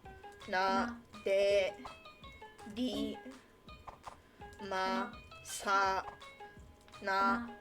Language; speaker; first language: Japanese; non-native, learner; English